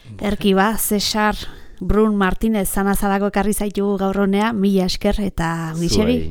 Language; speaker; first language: Basque; native; Basque